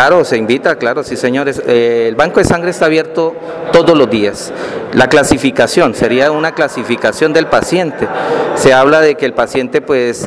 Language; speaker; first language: Spanish; native; Spanish